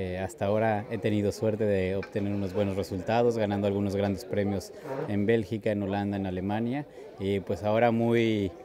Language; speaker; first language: Spanish; native; Spanish